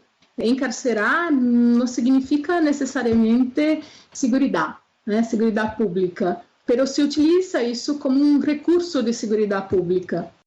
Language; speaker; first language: Spanish; non-native, fluent; Portuguese